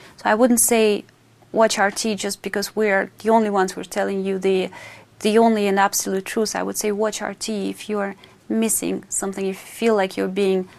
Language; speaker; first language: English; non-native, fluent; Russian